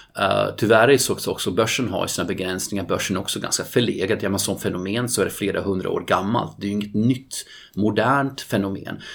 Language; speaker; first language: Swedish; non-native, fluent; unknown